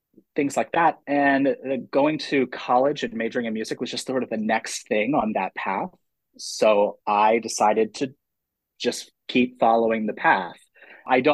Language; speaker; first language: English; native; English